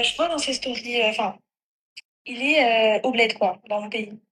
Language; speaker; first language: French; native; French